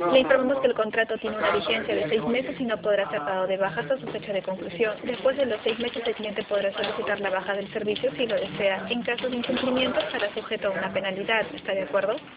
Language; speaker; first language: Spanish; native; Spanish